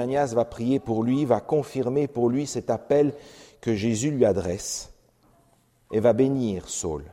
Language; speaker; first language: French; native; French